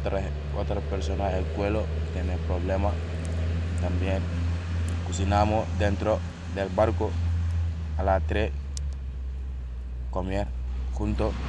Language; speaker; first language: Spanish; non-native, learner; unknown